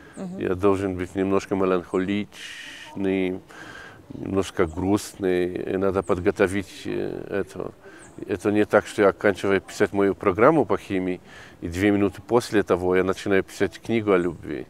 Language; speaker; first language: Russian; non-native, fluent; Polish